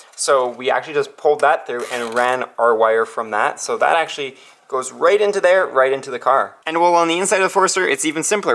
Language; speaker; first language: English; native; English